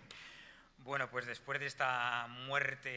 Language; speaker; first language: Spanish; native; Spanish